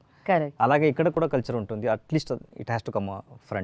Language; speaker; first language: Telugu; non-native, learner; Kannada